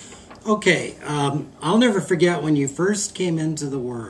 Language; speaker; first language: English; native; English